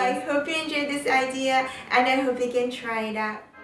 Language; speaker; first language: English; non-native, fluent; Japanese